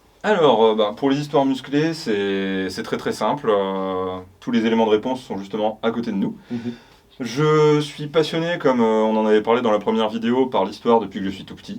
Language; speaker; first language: French; native; French